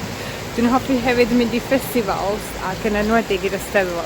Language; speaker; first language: Welsh; non-native, fluent; Spanish